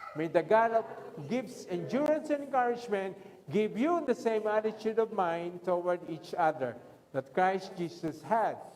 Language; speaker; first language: English; non-native, local second language; Filipino